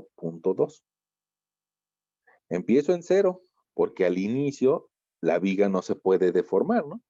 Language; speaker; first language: Spanish; native; Spanish